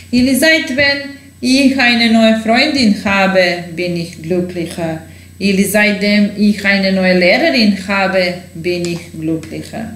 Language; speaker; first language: German; non-native, fluent; Serbian